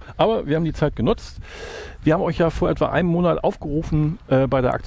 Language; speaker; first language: German; native; German